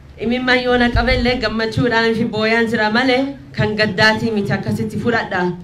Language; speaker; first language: Oromo; early bilingual, heritage; Oromo